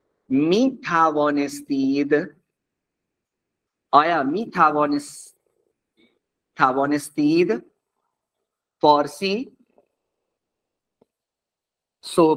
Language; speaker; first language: Persian; non-native, fluent; Urdu